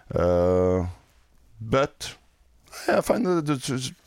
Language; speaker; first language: English; non-native, fluent; French